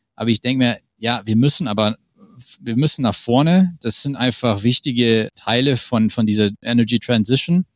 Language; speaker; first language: German; non-native, fluent; English